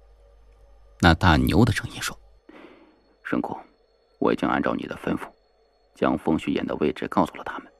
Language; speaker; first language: Chinese; native; Chinese